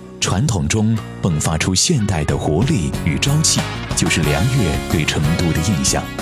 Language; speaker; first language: Chinese; native; Chinese